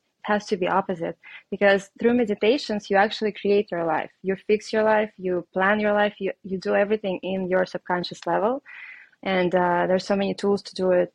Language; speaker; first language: English; non-native, fluent; Russian